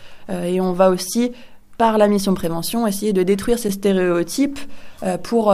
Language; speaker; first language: French; native; French